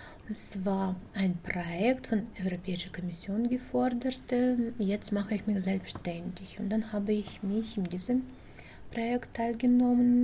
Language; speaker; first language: German; non-native, learner; Russian